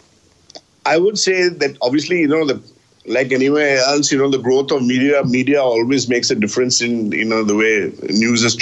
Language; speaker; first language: English; non-native, local second language; Bangla